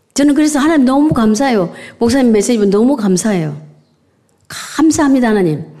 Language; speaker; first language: Korean; native; Korean